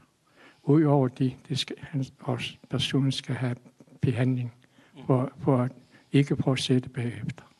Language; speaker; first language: Danish; non-native, local second language; Kalaallisut